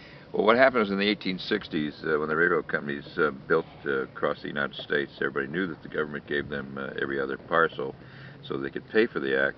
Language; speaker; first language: English; native; English